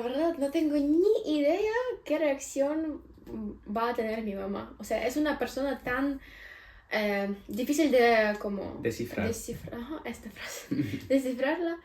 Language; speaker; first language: Spanish; non-native, fluent; Ukrainian